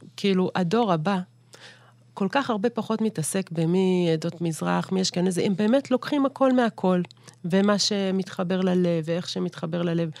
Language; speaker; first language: Hebrew; native; Hebrew